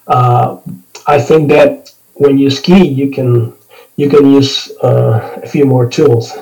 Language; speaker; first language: English; non-native, fluent; Spanish